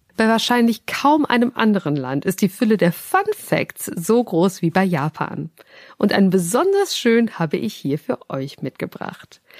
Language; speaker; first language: German; native; German